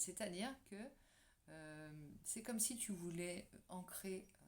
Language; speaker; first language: French; native; French